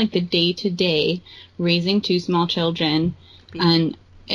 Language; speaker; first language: English; native; English